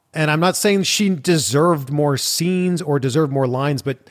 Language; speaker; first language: English; native; English